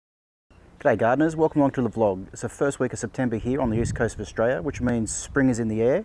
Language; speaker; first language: English; native; English